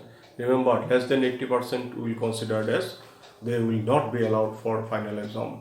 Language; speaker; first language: English; non-native, local second language; Bangla